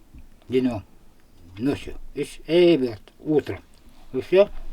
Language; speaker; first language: Russian; non-native, local second language; Yakut